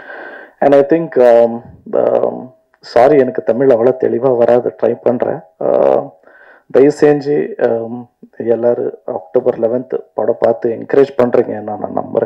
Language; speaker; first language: Tamil; non-native, local second language; Kannada